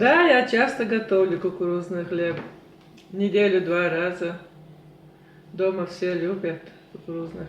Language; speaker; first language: Russian; non-native, local second language; Chechen